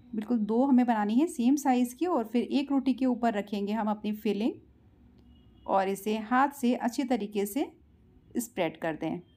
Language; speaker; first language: Hindi; native; Hindi